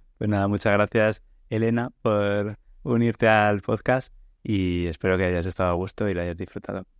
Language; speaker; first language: Spanish; native; Spanish